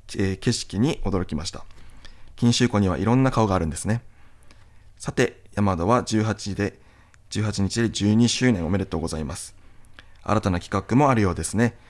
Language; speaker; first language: Japanese; native; Japanese